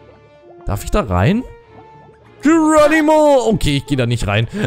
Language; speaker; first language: German; native; German